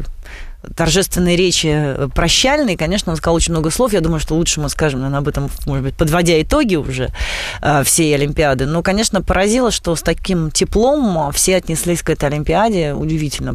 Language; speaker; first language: Russian; native; Russian